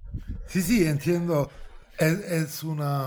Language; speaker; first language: Spanish; non-native, fluent; Arabic